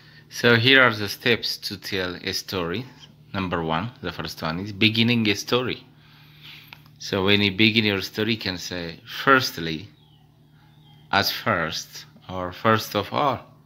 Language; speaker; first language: English; non-native, fluent; Amharic